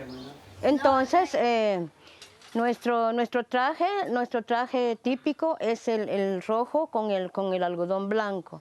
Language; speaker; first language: Spanish; non-native, local second language; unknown